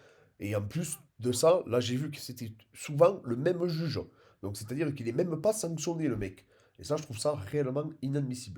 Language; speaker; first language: French; native; French